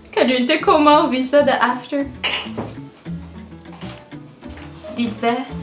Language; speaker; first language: Swedish; non-native, fluent; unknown